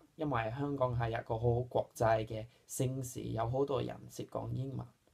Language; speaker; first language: Cantonese; non-native, fluent; English